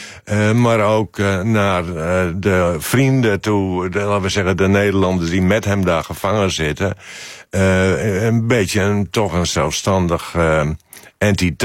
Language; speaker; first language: Dutch; native; Dutch